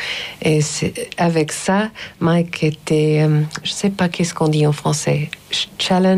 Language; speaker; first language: French; non-native, learner; English